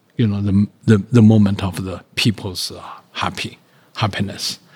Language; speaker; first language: English; non-native, learner; Chinese